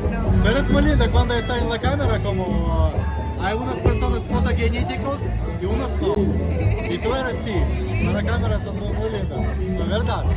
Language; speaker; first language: Spanish; non-native, learner; Russian